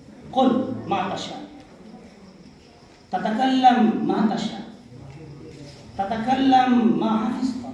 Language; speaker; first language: Arabic; non-native, fluent; Urdu